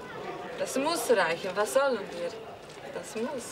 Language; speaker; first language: German; non-native, local second language; Romanian